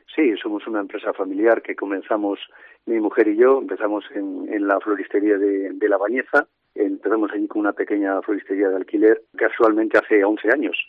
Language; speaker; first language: Spanish; native; Spanish